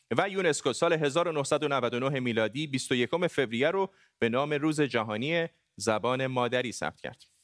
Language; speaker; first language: Persian; non-native, local second language; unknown